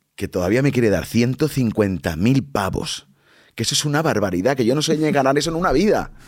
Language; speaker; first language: Spanish; native; Spanish